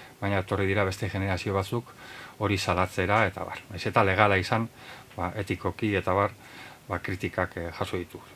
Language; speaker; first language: Basque; native; Basque